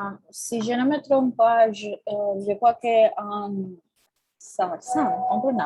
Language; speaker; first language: French; non-native, fluent; Spanish